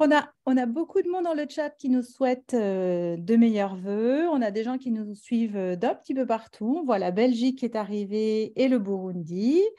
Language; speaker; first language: French; native; French